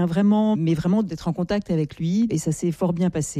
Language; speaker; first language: French; native; French